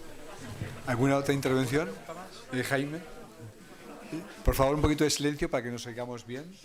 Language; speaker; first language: Spanish; native; Spanish